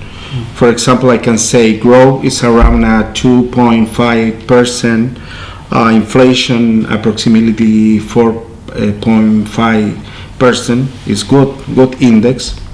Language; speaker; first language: English; non-native, learner; Spanish